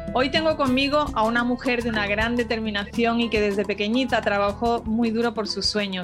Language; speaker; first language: Spanish; native; Spanish